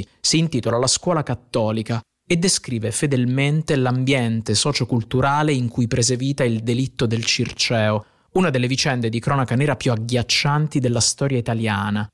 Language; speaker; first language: Italian; native; Italian